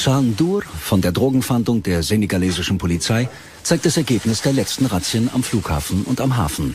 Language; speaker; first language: German; native; German